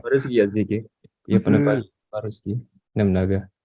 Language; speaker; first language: Russian; non-native, learner; Indonesian